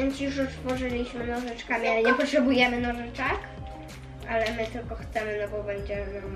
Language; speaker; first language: Polish; early bilingual, heritage; Polish